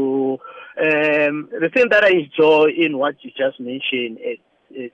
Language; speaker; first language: English; non-native, local second language; Zulu